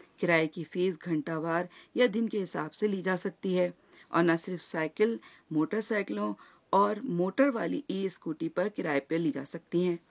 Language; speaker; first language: Urdu; native; Urdu